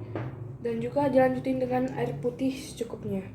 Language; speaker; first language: Indonesian; native; Indonesian